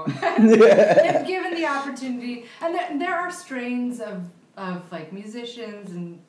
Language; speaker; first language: English; early bilingual, other home language; Filipino